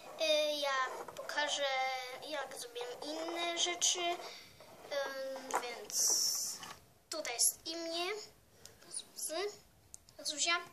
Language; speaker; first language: Polish; early bilingual, heritage; Polish